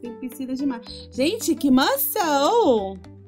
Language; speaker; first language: Portuguese; non-native, fluent; Spanish